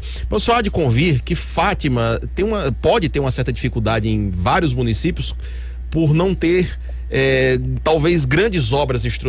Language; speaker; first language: Portuguese; native; Portuguese